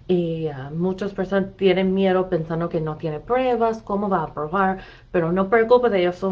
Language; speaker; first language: Spanish; non-native, fluent; English